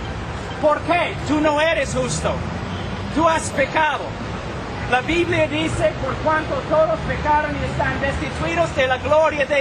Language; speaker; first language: Spanish; non-native, fluent; English